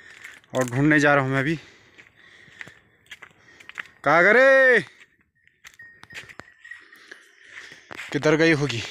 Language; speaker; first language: Hindi; native; Hindi